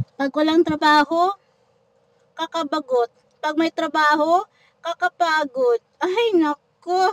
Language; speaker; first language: Filipino; non-native, local second language; Hiligaynon